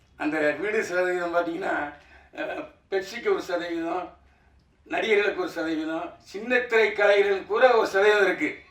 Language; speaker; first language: Tamil; native; Tamil